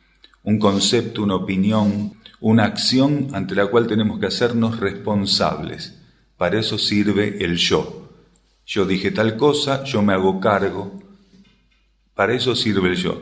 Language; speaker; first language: Spanish; native; Spanish